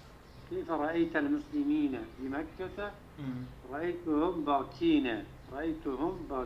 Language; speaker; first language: Arabic; non-native, learner; Turkish